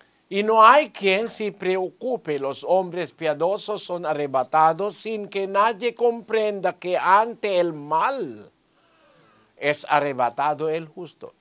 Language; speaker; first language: Spanish; non-native, fluent; Filipino